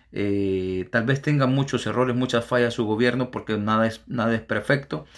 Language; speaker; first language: Spanish; native; Spanish